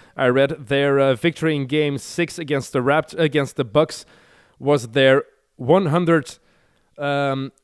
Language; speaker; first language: English; non-native, fluent; Dutch